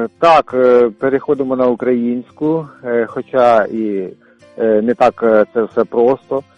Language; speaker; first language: Ukrainian; non-native, local second language; Russian